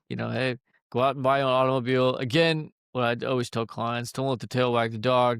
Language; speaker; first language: English; native; English